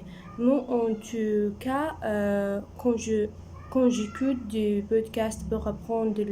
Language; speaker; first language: French; non-native, learner; Arabic